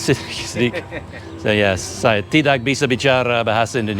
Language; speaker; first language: Indonesian; non-native, learner; English